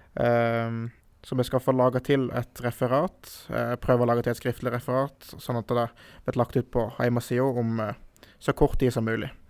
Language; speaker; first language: Norwegian; native; Norwegian